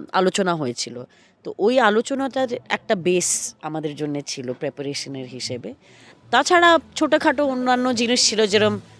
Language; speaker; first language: Bangla; early bilingual, heritage; Bangla